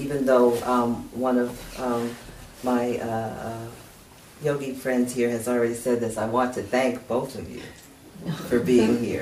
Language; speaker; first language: English; native; English